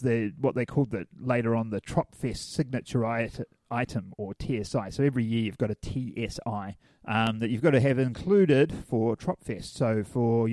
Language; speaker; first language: English; native; English